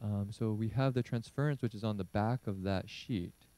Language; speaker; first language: English; early bilingual, other home language; Chinese